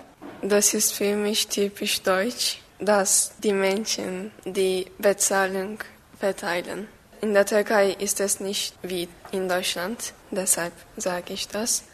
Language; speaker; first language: German; non-native, learner; Turkish